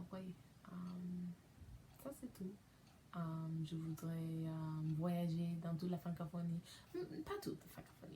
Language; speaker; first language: French; non-native, learner; English